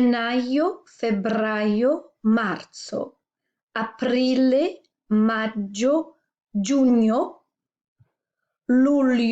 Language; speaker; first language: Italian; non-native, fluent; English